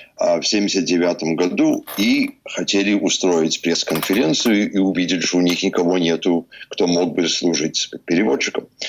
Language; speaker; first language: Russian; early bilingual, heritage; English